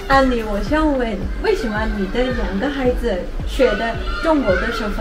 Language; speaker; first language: Chinese; non-native, learner; Armenian